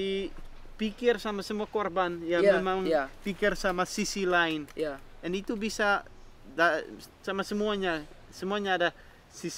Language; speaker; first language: Indonesian; non-native, fluent; Dutch